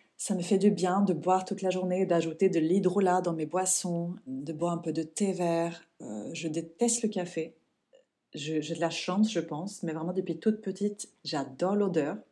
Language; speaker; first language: French; non-native, fluent; Swedish